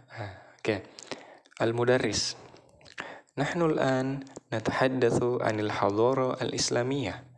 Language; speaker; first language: Arabic; non-native, fluent; Indonesian